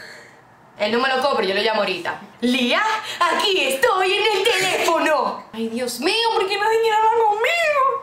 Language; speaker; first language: Spanish; native; Spanish